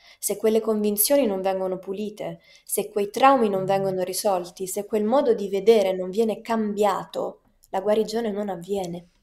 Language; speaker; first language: Italian; native; Italian